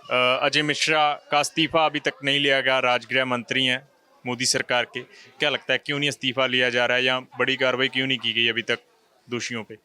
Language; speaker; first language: Hindi; non-native, local second language; Punjabi